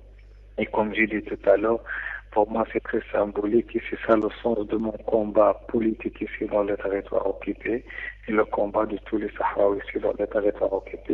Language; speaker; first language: French; non-native, local second language; Arabic